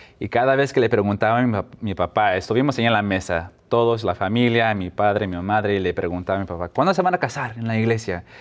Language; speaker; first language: Spanish; early bilingual, heritage; Spanish